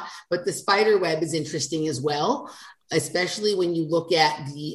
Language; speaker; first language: English; native; English